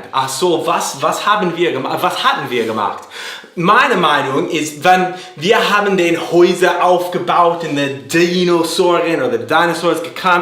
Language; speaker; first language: German; non-native, learner; English